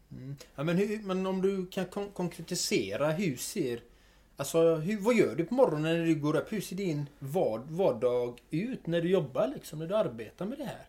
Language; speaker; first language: Swedish; native; Swedish